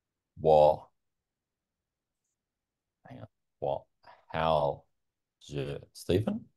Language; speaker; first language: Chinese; non-native, learner; English